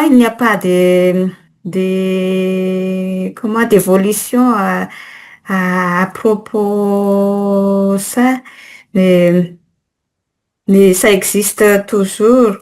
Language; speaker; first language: French; non-native, learner; Malagasy